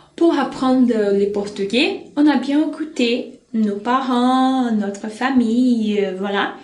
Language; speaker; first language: French; non-native, fluent; Portuguese